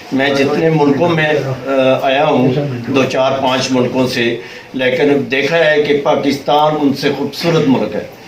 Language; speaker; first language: Urdu; non-native, local second language; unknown